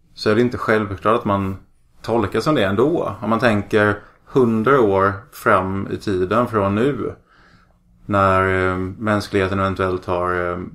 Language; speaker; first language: Swedish; native; Swedish